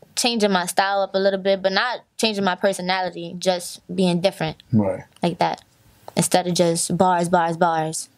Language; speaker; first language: English; native; English